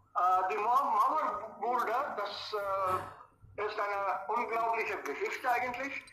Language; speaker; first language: German; non-native, fluent; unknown